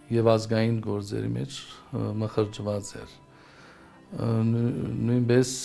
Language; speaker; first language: Armenian; early bilingual, heritage; Armenian